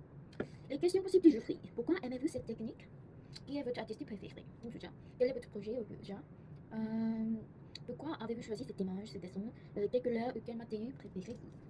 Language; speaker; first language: French; non-native, learner; Korean